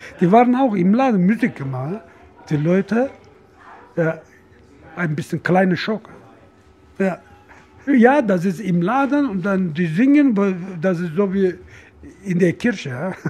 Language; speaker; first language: German; non-native, learner; Kurdish